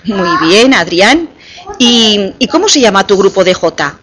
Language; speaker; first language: Spanish; native; Spanish